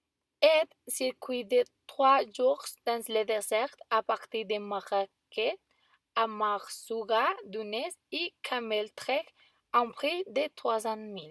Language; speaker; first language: French; non-native, learner; Spanish